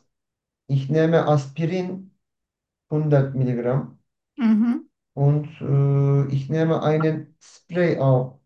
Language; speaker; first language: German; non-native, learner; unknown